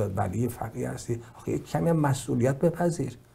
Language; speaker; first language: Persian; native; Persian